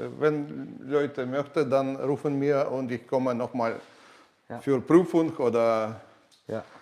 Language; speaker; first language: German; non-native, learner; Ukrainian